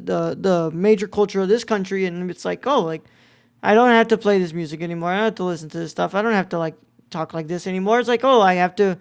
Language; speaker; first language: English; native; English